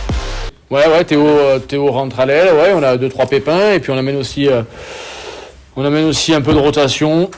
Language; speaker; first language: French; native; French